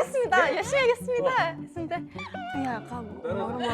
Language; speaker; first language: Korean; non-native, learner; Thai